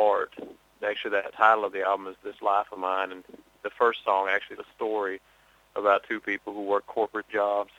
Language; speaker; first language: English; native; English